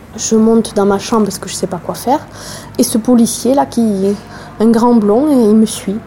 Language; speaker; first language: French; native; French